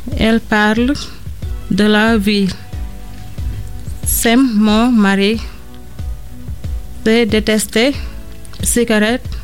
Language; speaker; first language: French; non-native, learner; Portuguese